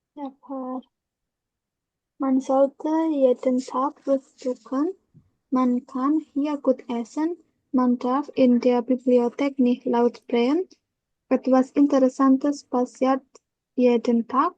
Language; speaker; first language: German; non-native, learner; Indonesian